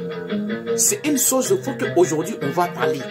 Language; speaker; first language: French; non-native, learner; Bambara